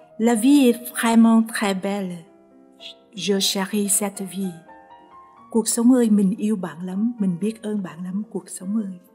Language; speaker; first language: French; non-native, learner; Vietnamese